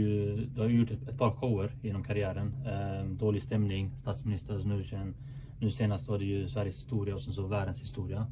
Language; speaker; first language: Swedish; native; Swedish